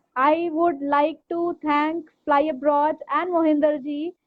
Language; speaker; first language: English; non-native, local second language; Hindi